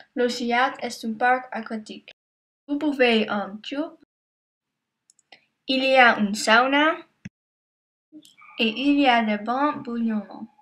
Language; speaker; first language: French; non-native, learner; Dutch